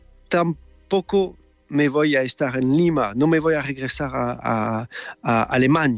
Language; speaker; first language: Spanish; non-native, fluent; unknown